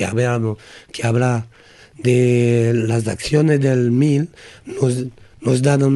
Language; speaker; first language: Spanish; non-native, learner; French